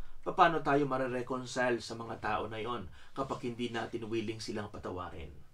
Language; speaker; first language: Filipino; native; Filipino